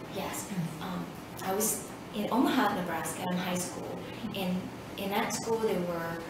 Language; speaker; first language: English; early bilingual, other home language; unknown